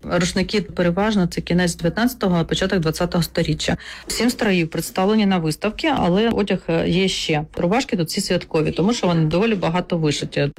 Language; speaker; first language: Ukrainian; non-native, local second language; Russian